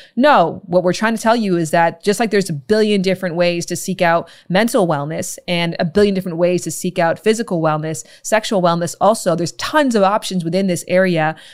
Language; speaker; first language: English; native; English